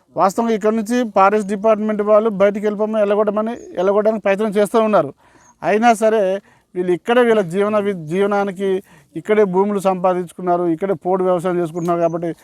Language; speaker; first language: Telugu; non-native, local second language; Koya